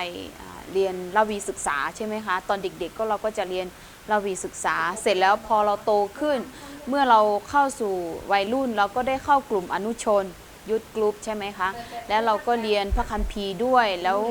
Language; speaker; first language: Thai; non-native, local second language; Lahu